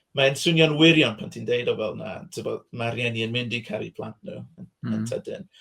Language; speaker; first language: Welsh; non-native, fluent; English